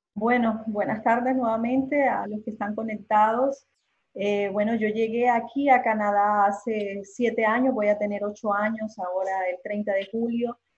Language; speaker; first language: Spanish; native; Spanish